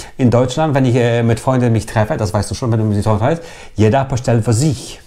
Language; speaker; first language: German; non-native, fluent; Polish